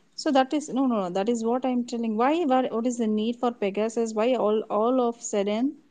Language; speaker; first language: English; non-native, local second language; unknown